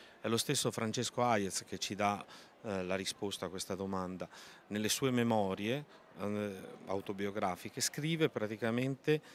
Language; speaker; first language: Italian; native; Italian